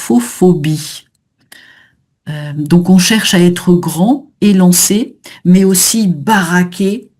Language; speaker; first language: French; native; French